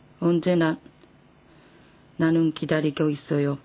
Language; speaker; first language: Korean; non-native, fluent; Japanese